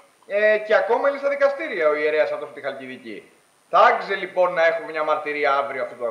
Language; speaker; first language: Greek; native; Greek